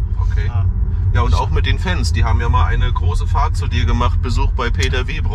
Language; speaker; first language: German; native; German